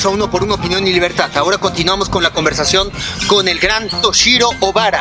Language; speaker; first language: Spanish; native; Spanish